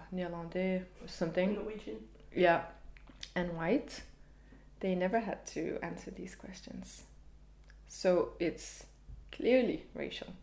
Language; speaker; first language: English; early bilingual, other home language; Danish